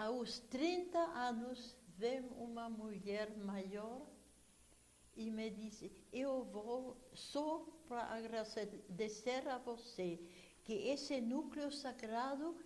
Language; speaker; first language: Portuguese; non-native, fluent; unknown